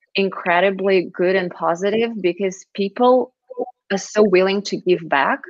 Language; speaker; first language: English; non-native, fluent; Russian